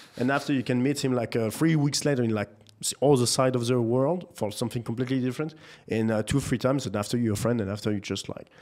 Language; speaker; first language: English; non-native, fluent; French